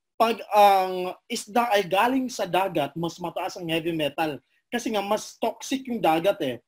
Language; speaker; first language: Filipino; non-native, local second language; Cebuano